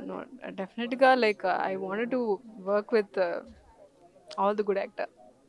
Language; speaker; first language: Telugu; non-native, learner; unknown